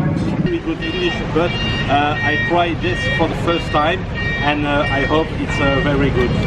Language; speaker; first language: English; non-native, learner; French